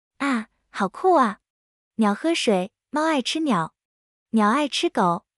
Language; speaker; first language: Chinese; non-native, learner; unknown